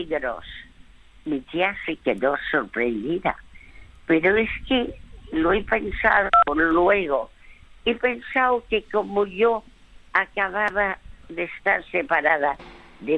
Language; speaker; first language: Spanish; early bilingual, other home language; French